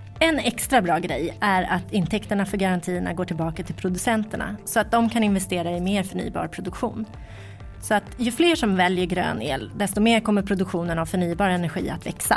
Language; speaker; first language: Swedish; native; Swedish